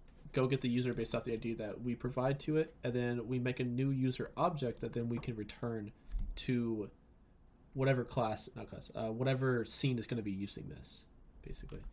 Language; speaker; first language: English; native; English